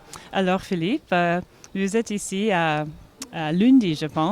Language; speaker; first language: French; non-native, learner; English